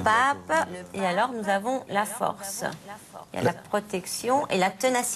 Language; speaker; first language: French; native; French